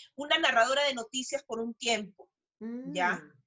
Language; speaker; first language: Spanish; native; Spanish